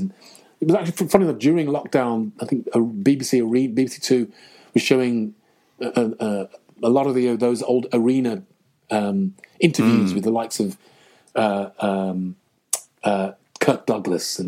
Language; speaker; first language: English; native; English